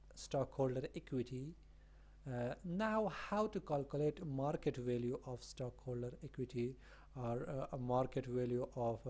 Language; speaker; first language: English; non-native, fluent; Pashto